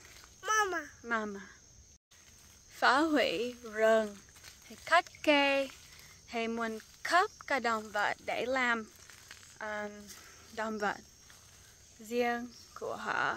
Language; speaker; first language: Vietnamese; non-native, fluent; English